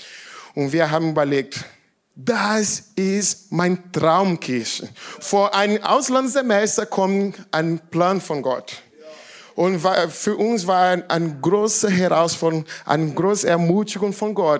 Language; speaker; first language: German; non-native, learner; Portuguese